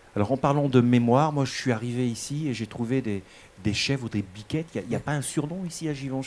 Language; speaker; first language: French; native; French